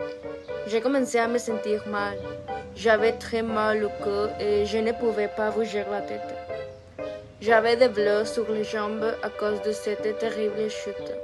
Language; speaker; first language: French; non-native, learner; Spanish